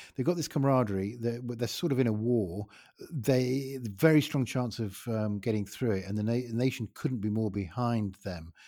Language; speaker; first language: English; native; English